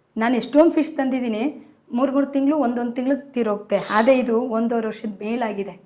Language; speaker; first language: Kannada; native; Kannada